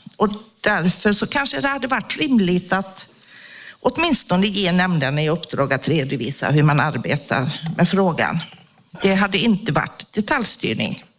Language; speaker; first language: Swedish; native; Swedish